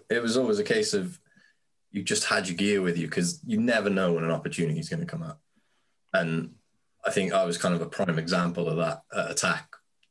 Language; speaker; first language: English; native; English